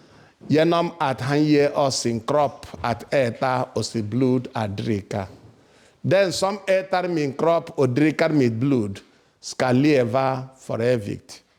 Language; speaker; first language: Swedish; non-native, fluent; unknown